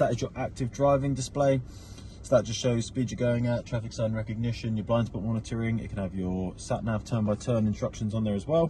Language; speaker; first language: English; native; English